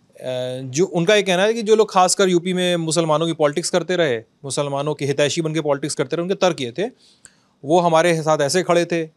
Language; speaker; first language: Hindi; native; Hindi